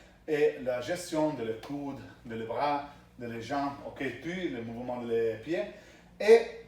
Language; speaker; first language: French; non-native, learner; Italian